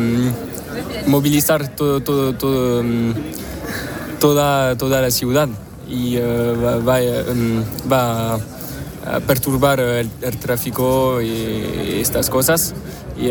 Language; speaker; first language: Spanish; non-native, learner; French